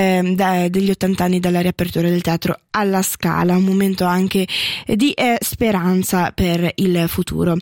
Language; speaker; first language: Italian; native; Italian